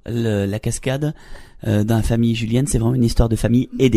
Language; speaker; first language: French; native; French